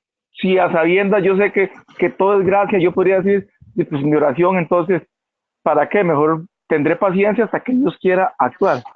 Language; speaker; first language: Spanish; native; Spanish